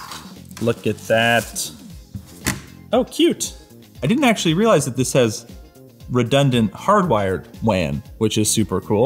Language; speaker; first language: English; native; English